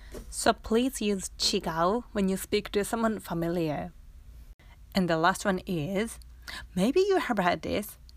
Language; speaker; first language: English; non-native, fluent; Japanese